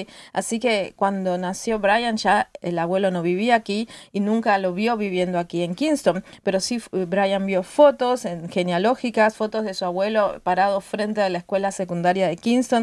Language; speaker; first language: Spanish; native; Spanish